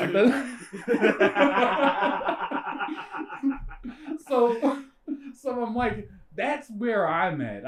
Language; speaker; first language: English; native; English